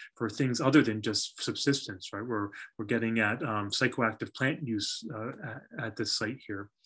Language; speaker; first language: English; native; English